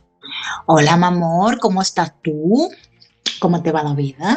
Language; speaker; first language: Spanish; native; Spanish